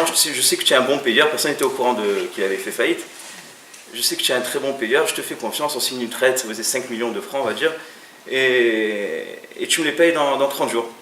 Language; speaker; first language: French; native; French